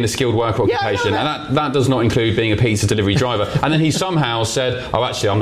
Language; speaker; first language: English; native; English